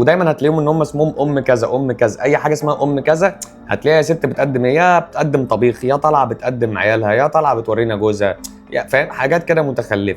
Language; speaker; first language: Arabic; native; Arabic